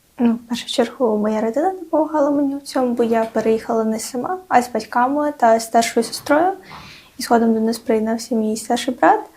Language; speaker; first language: Ukrainian; non-native, local second language; Crimean Tatar